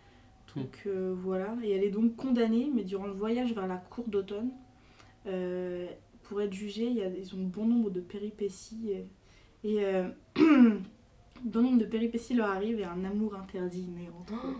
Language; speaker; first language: French; native; French